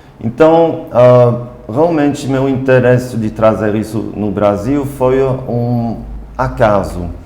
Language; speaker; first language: Portuguese; non-native, fluent; French